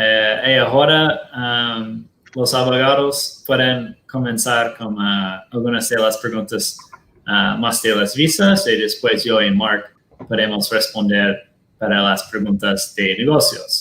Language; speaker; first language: Spanish; non-native, fluent; Portuguese